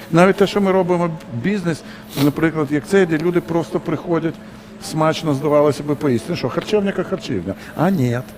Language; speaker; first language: Ukrainian; non-native, local second language; Russian